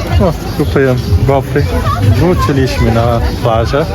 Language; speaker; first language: Polish; non-native, learner; Portuguese